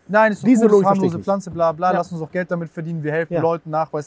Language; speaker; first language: German; native; German